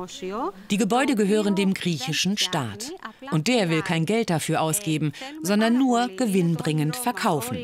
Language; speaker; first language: German; native; German